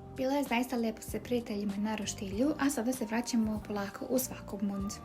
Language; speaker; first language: Bosnian; native; Bosnian